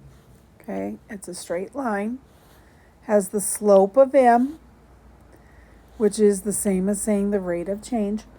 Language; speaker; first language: English; native; English